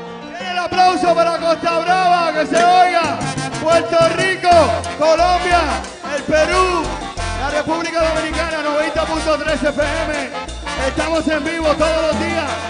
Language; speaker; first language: Spanish; native; Spanish